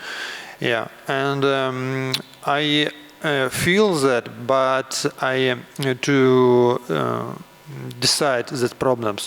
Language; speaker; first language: English; non-native, learner; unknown